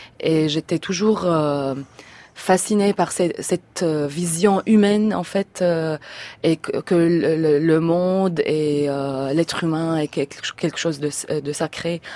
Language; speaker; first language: French; non-native, fluent; Arabic